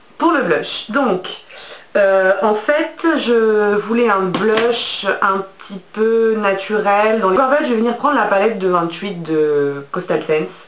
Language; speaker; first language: French; native; French